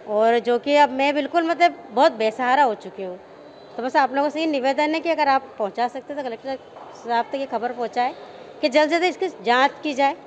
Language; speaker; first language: Hindi; native; Hindi